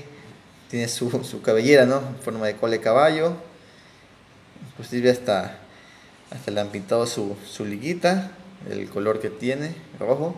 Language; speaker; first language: Spanish; native; Spanish